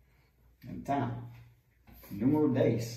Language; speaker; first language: Portuguese; non-native, fluent; English